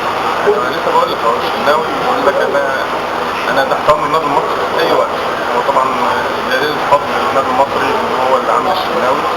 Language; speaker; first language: Arabic; native; Arabic